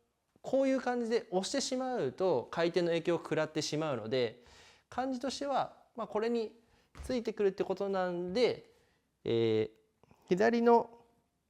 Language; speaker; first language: Japanese; native; Japanese